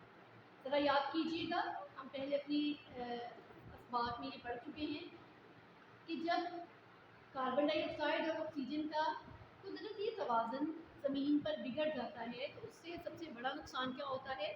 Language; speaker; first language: Urdu; native; Urdu